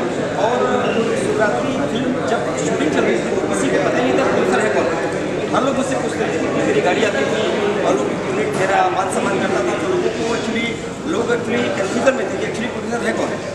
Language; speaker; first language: Hindi; native; Hindi